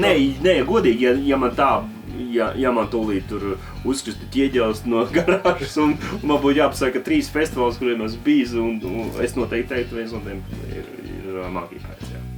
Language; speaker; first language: Latvian; native; Latvian